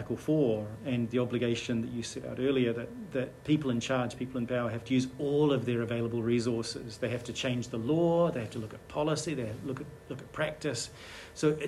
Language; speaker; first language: English; native; English